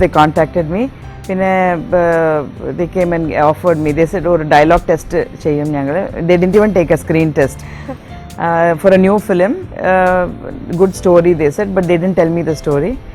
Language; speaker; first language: Malayalam; non-native, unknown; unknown